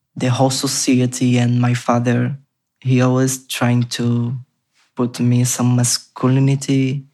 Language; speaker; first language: English; non-native, learner; Portuguese